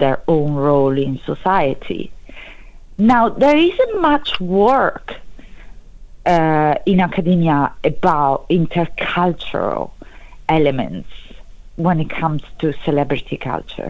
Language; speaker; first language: English; non-native, fluent; Italian